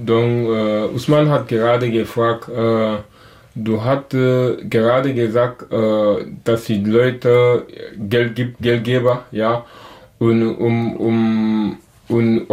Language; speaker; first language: German; non-native, learner; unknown